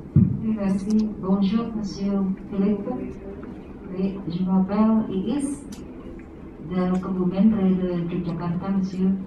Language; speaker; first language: French; non-native, learner; Indonesian